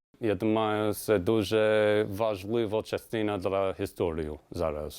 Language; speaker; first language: Ukrainian; non-native, learner; English